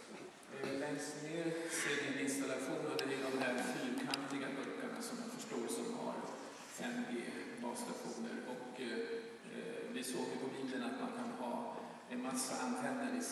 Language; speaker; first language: Swedish; native; Swedish